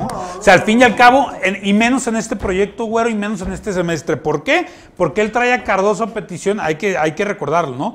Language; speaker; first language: Spanish; native; Spanish